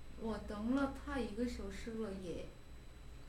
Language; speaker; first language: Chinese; non-native, learner; Korean